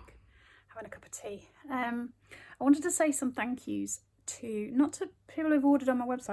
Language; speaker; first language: English; native; English